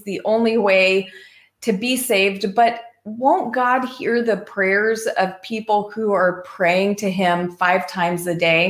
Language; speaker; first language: English; native; English